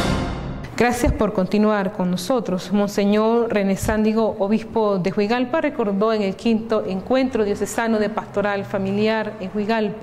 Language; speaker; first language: Spanish; native; Spanish